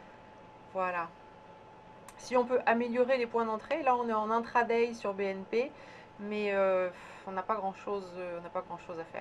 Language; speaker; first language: French; native; French